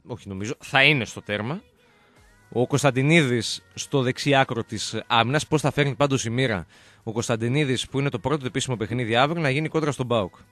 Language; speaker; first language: Greek; native; Greek